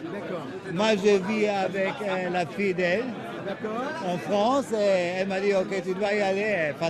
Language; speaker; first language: French; non-native, fluent; German